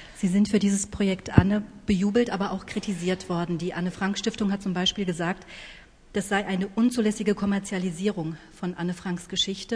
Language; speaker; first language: German; native; German